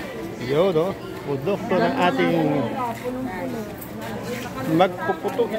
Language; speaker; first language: Filipino; native; Filipino